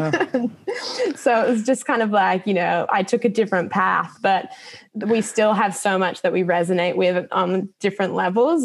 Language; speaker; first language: English; native; English